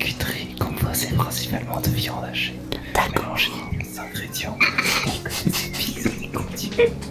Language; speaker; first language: French; native; French